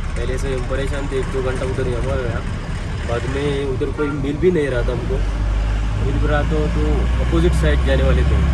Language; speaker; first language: Hindi; non-native, local second language; Marathi